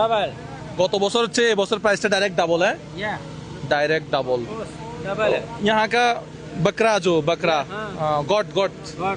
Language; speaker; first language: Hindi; non-native, learner; Bangla